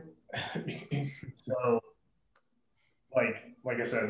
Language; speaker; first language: English; native; English